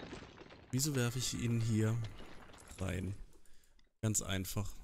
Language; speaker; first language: German; native; German